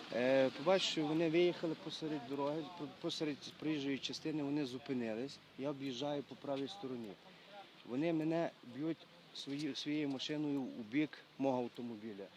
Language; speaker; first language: Ukrainian; native; Ukrainian